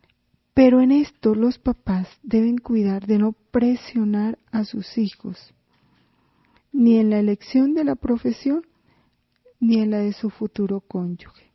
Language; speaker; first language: Spanish; native; Spanish